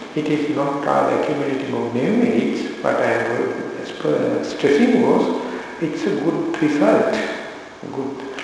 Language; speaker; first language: English; non-native, local second language; Sinhala